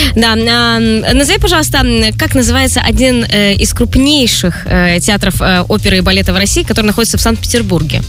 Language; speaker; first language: Russian; native; Russian